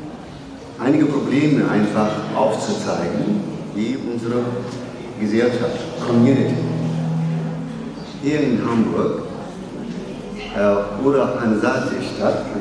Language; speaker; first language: German; non-native, learner; Somali